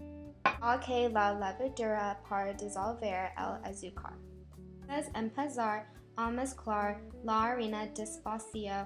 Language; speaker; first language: Spanish; non-native, learner; English